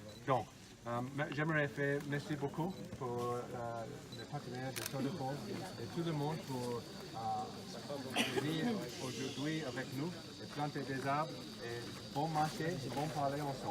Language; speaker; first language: French; non-native, learner; English